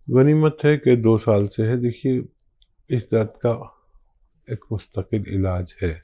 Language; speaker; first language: Hindi; native; Hindi